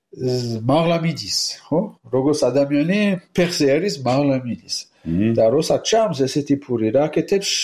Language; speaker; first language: Georgian; non-native, learner; French